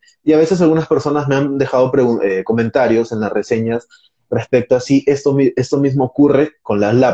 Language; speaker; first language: Spanish; native; Spanish